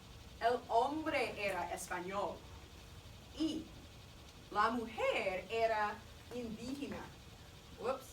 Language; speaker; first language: Spanish; non-native, fluent; English